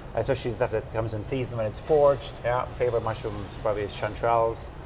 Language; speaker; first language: English; non-native, fluent; German